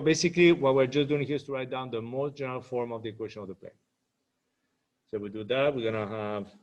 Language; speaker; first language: English; non-native, fluent; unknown